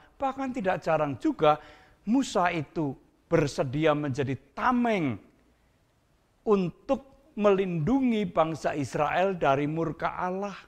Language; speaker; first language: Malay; non-native, local second language; Indonesian